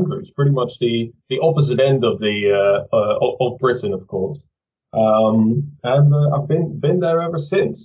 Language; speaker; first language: English; early bilingual, other home language; Dutch